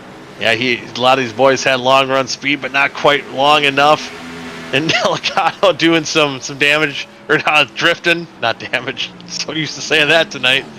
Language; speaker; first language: English; native; English